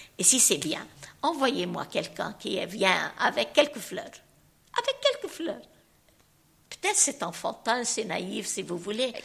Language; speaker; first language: French; non-native, local second language; Arabic